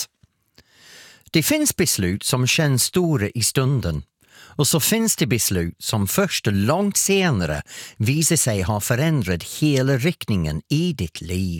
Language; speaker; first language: Swedish; non-native, fluent; English